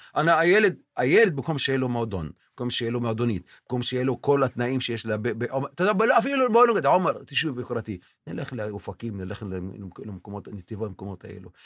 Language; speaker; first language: Hebrew; non-native, local second language; Arabic